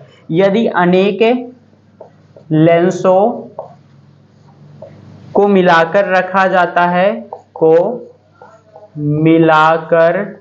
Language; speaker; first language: Hindi; native; Hindi